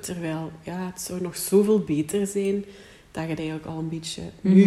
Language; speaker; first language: Dutch; native; Dutch